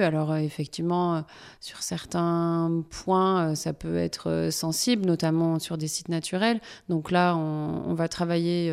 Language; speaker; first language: French; native; French